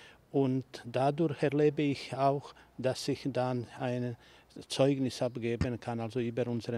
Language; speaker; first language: German; non-native, fluent; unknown